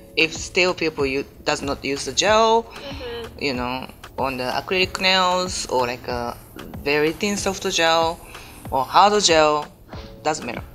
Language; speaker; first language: English; non-native, learner; Japanese